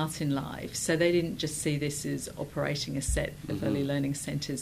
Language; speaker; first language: English; native; English